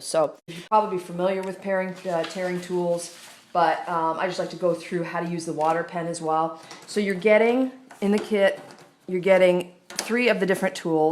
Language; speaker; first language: English; native; English